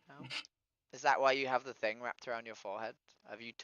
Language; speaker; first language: English; native; English